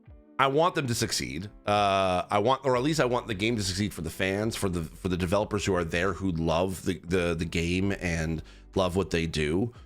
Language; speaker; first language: English; native; English